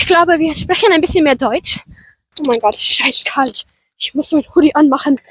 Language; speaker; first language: German; non-native, learner; English